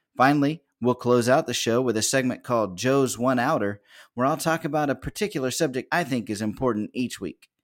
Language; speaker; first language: English; native; English